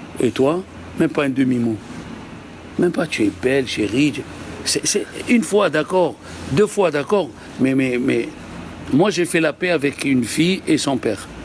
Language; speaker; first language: French; native; French